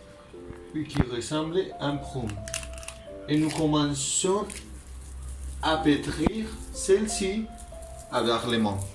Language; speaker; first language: French; non-native, learner; Spanish